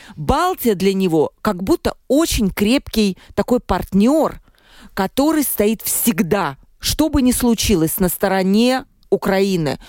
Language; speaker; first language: Russian; native; Russian